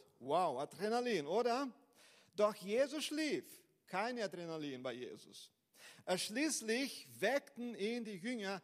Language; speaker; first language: German; non-native, fluent; Portuguese